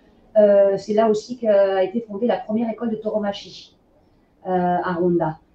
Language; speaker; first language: French; native; French